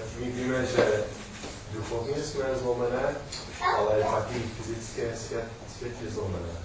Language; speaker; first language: Czech; non-native, learner; English